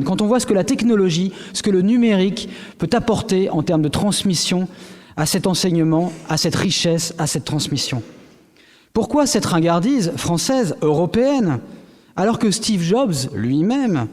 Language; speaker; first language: French; native; French